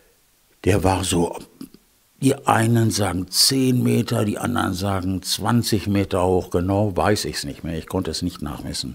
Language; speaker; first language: German; native; German